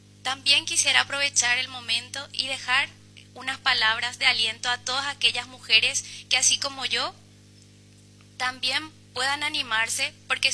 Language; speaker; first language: Spanish; native; Spanish